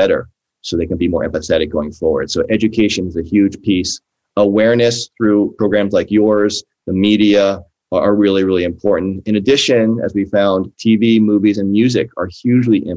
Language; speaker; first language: English; native; English